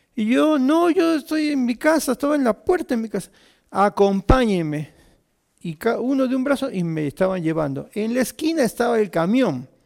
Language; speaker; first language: Spanish; native; Spanish